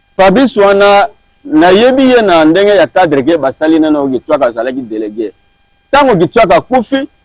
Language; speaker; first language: Lingala; non-native, local second language; Kituba (Democratic Republic of Congo)